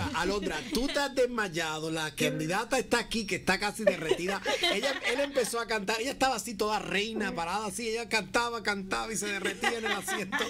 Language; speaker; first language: Spanish; native; Spanish